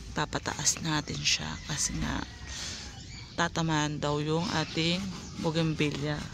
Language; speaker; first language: Filipino; non-native, local second language; Pampanga